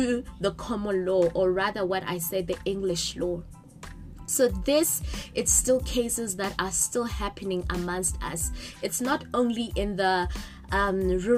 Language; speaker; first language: English; non-native, local second language; Southern Sotho